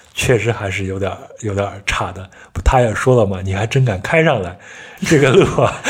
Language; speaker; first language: Chinese; native; Chinese